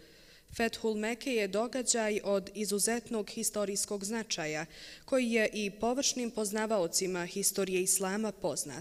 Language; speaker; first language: Bosnian; native; Bosnian